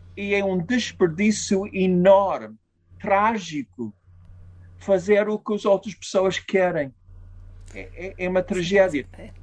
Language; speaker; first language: Portuguese; non-native, fluent; English